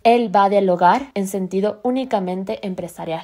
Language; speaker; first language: Spanish; native; Spanish